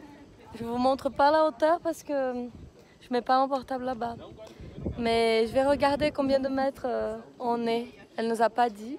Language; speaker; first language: French; non-native, fluent; Portuguese